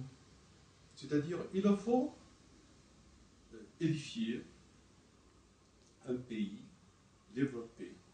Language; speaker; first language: French; non-native, fluent; Chinese